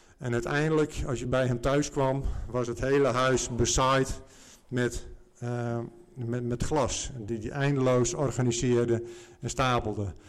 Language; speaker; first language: Dutch; native; Dutch